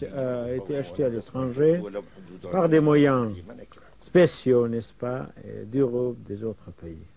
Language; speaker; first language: French; non-native, fluent; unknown